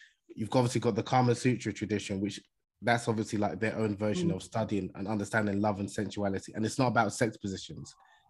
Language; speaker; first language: English; native; English